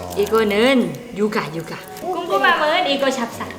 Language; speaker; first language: Korean; non-native, learner; Thai